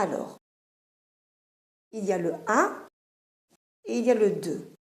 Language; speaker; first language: French; non-native, fluent; Italian